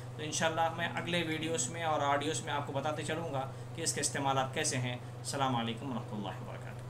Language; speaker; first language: Urdu; native; Urdu